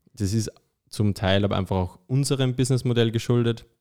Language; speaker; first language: German; native; German